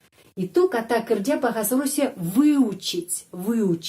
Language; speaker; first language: Indonesian; non-native, fluent; Russian